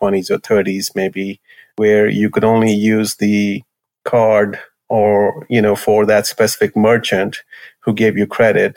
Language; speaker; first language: English; non-native, local second language; Hindi